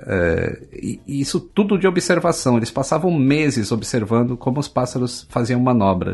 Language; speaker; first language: Portuguese; native; Portuguese